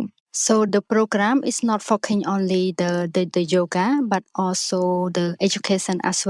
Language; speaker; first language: English; non-native, learner; Khmer